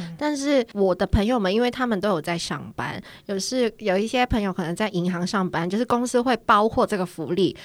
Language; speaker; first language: Chinese; non-native, fluent; Cantonese